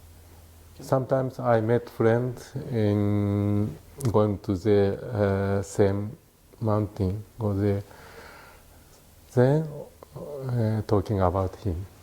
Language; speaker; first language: English; non-native, learner; Japanese